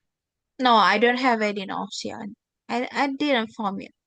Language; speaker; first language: English; non-native, fluent; Indonesian